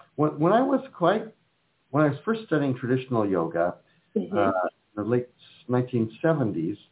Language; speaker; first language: English; native; English